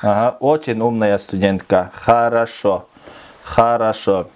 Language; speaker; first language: Russian; non-native, local second language; Kyrgyz